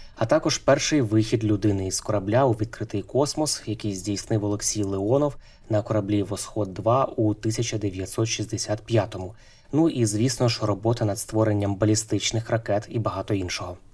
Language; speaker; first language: Ukrainian; native; Ukrainian